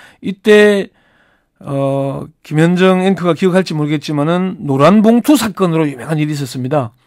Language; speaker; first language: Korean; native; Korean